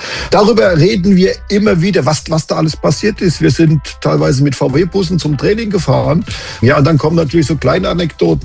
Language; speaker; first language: German; native; German